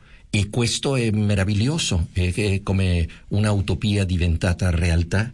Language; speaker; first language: Italian; non-native, fluent; Spanish